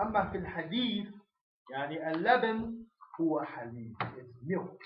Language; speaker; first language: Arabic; non-native, fluent; English